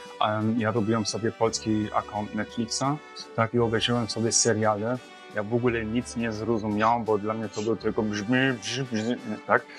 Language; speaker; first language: Polish; non-native, learner; German